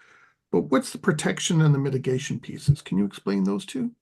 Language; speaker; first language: English; native; English